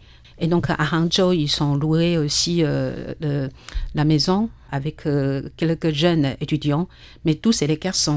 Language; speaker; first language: French; non-native, learner; Chinese